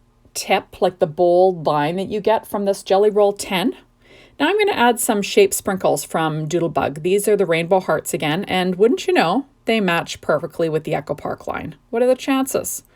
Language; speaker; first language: English; native; English